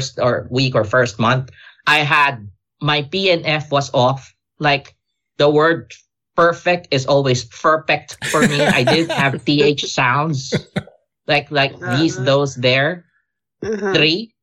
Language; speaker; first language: English; non-native, local second language; Filipino